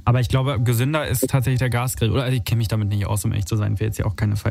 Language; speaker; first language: German; native; German